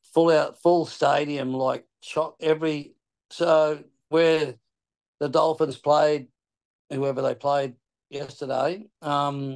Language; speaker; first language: English; native; English